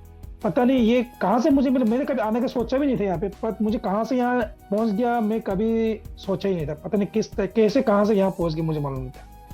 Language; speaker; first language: Hindi; non-native, local second language; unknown